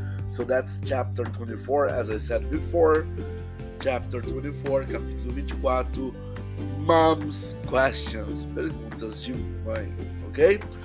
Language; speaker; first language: English; non-native, fluent; Portuguese